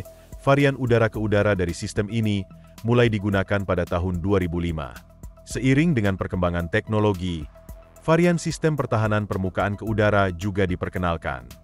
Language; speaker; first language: Indonesian; native; Indonesian